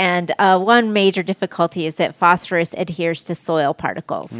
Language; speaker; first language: English; native; English